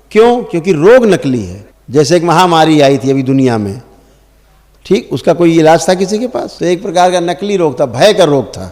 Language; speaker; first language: Hindi; native; Hindi